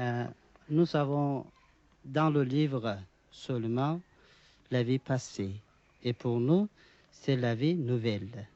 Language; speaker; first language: French; non-native, learner; Uzbek